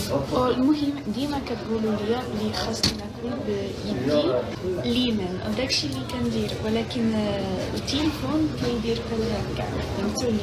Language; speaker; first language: Arabic; non-native, fluent; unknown